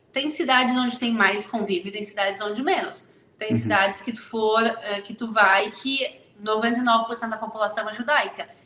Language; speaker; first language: Portuguese; native; Portuguese